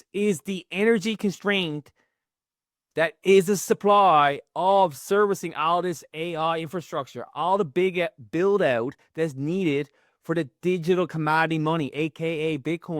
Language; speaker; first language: English; native; English